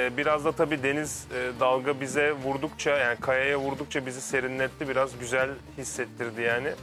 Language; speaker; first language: Turkish; early bilingual, heritage; Turkish